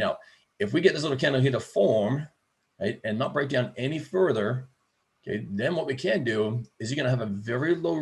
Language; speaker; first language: English; native; English